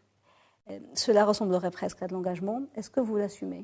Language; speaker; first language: French; non-native, local second language; Arabic